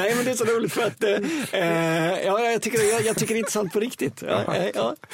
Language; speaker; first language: Swedish; native; Swedish